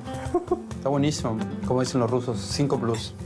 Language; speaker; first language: Spanish; native; Spanish